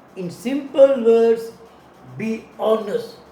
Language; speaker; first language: English; non-native, local second language; Tamil